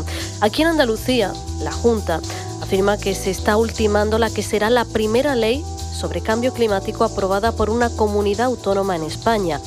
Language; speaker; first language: Spanish; native; Spanish